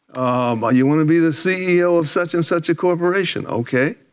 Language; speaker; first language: English; native; English